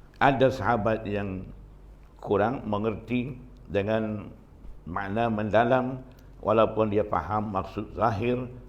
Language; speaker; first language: Malay; non-native, fluent; Burmese